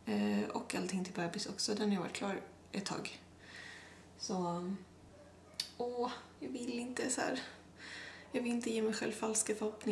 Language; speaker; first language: Swedish; native; Swedish